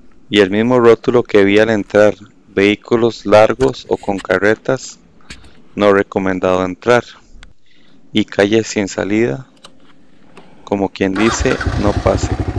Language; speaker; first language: Spanish; native; Spanish